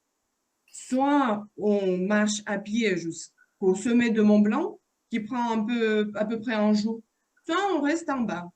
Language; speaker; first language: French; non-native, fluent; Russian